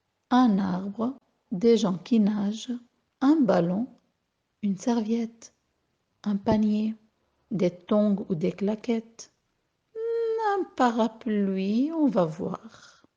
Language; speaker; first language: French; non-native, local second language; Arabic